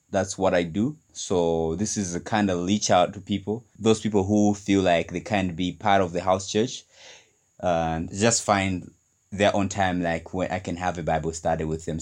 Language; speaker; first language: English; non-native, local second language; Nyanja